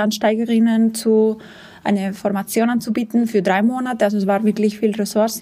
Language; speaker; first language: German; non-native, fluent; Spanish